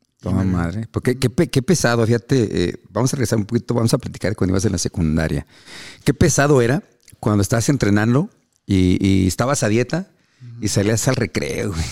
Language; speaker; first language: Spanish; native; Spanish